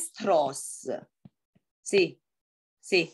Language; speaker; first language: Spanish; non-native, learner; Chinese